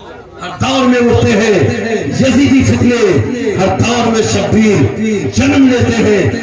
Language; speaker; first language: Hindi; native; Hindi